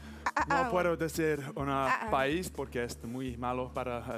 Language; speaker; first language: Spanish; non-native, learner; English